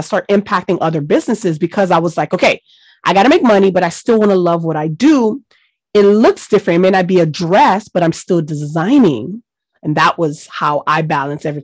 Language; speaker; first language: English; early bilingual, other home language; Haitian Creole